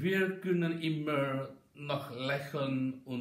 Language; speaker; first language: German; non-native, learner; Indonesian